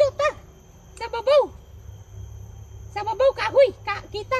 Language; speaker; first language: Cebuano; non-native, local second language; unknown